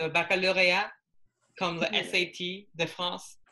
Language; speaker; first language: French; non-native, learner; English